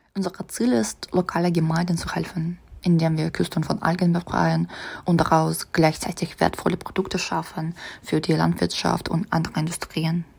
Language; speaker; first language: German; non-native, fluent; Russian